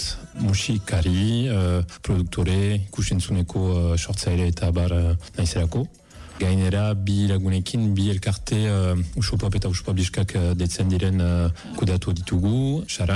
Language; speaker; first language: Basque; non-native, fluent; Italian